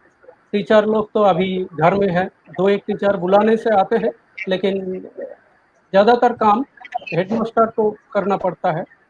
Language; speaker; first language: Hindi; non-native, local second language; Bangla